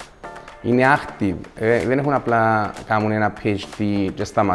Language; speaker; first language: Greek; native; Greek